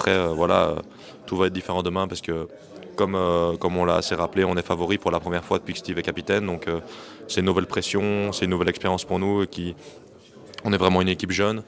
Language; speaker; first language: French; native; French